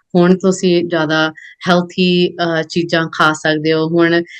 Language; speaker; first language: Punjabi; early bilingual, other home language; English